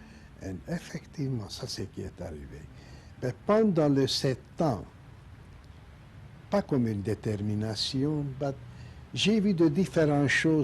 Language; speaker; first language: French; non-native, learner; Hungarian